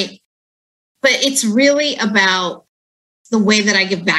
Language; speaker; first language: English; native; English